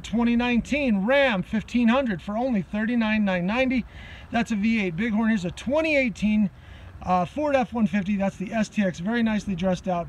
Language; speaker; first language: English; native; English